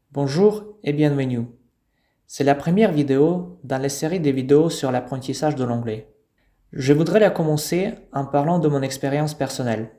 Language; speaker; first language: French; non-native, fluent; Russian